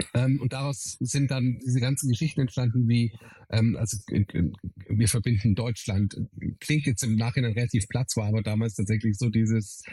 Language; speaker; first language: German; native; German